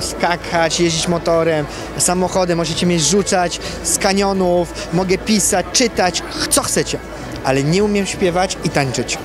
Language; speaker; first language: Polish; non-native, fluent; French